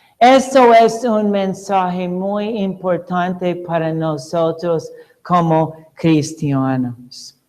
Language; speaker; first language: Spanish; non-native, fluent; English